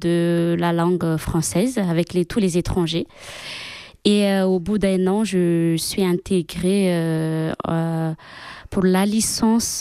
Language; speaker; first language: French; non-native, local second language; Malagasy